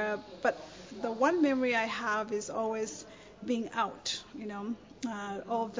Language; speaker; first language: English; non-native, fluent; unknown